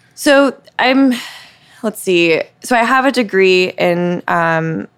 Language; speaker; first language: English; native; English